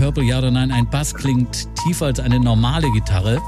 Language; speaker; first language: German; native; German